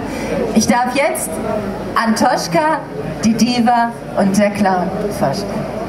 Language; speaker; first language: German; native; German